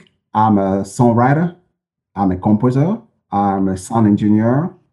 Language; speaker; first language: English; non-native, local second language; French